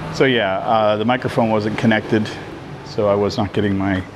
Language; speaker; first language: English; native; English